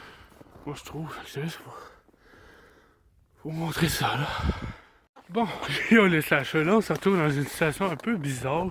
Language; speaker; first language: French; native; French